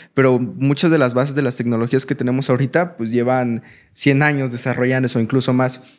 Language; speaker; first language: Spanish; native; Spanish